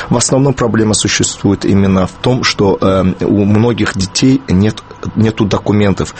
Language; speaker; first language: Russian; non-native, local second language; Azerbaijani